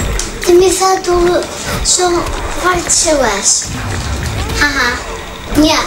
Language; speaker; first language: Polish; early bilingual, heritage; Polish